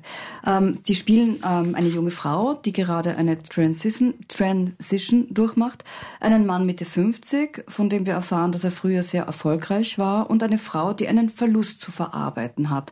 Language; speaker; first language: German; native; German